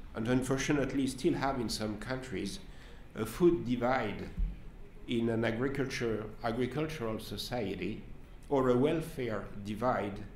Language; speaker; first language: English; non-native, fluent; French